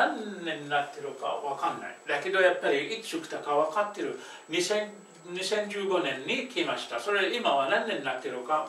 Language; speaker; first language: Japanese; non-native, fluent; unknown